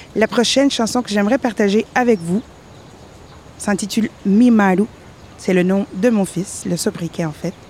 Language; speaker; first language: French; native; French